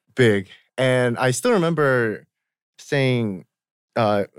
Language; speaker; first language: English; early bilingual, other home language; Korean